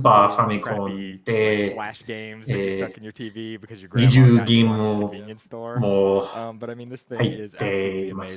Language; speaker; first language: Japanese; non-native, learner; English